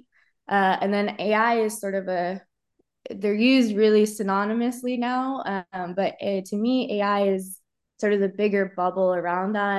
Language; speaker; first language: English; native; English